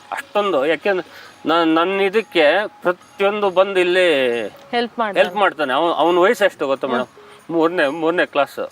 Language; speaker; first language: Kannada; native; Kannada